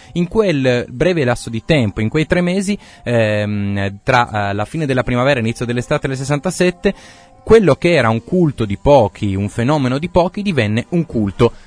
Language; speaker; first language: Italian; native; Italian